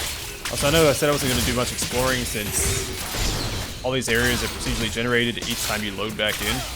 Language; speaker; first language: English; native; English